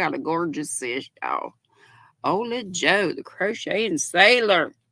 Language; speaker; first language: English; native; English